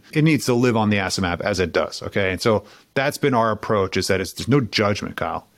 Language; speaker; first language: English; native; English